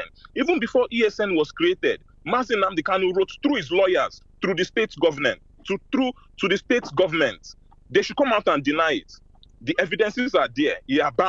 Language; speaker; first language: English; non-native, local second language; Igbo